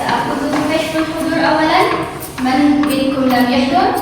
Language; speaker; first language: Arabic; non-native, learner; Indonesian